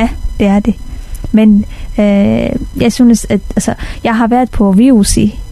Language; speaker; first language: Danish; non-native, fluent; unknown